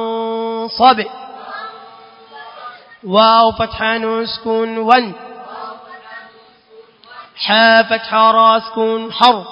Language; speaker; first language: Arabic; non-native, learner; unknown